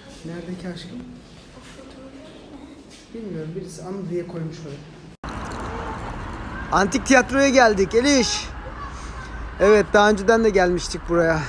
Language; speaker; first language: Turkish; native; Turkish